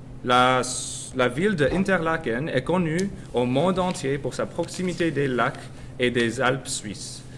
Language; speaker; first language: French; non-native, learner; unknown